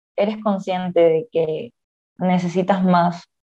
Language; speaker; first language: Spanish; native; Spanish